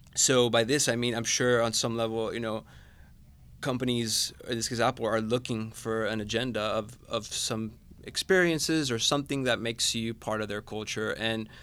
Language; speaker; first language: English; non-native, fluent; Spanish